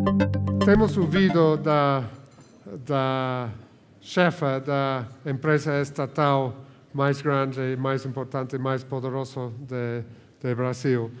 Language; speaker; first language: Portuguese; non-native, fluent; Spanish